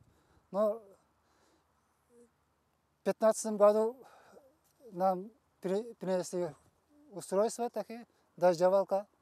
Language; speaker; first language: Russian; non-native, learner; Uzbek